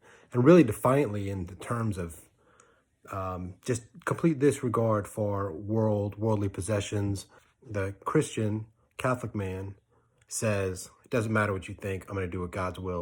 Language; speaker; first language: English; native; English